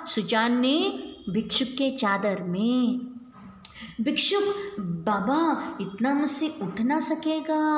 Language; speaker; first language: Hindi; non-native, local second language; Kannada